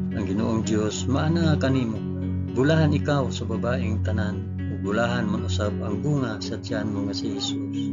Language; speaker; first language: Cebuano; non-native, local second language; Hiligaynon